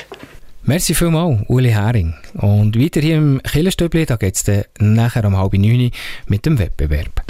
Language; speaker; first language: German; native; German